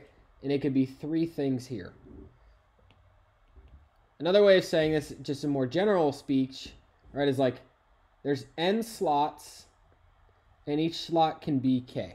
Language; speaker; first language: English; native; English